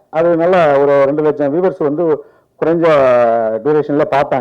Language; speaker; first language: Tamil; native; Tamil